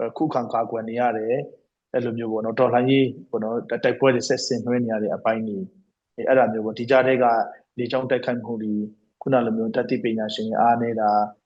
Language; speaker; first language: Burmese; non-native, local second language; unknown